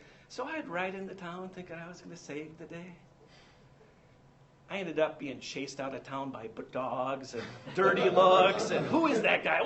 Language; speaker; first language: English; native; English